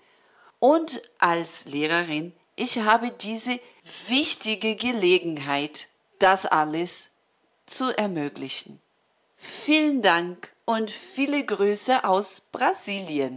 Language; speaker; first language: German; non-native, fluent; Portuguese